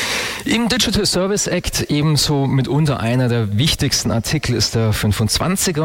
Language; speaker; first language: German; native; German